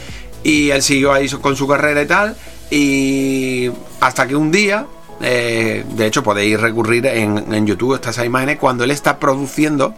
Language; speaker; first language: Spanish; native; Spanish